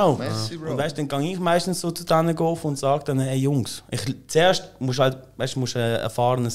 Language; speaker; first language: German; native; German